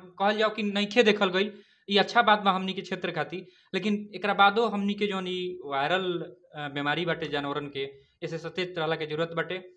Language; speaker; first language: Hindi; native; Hindi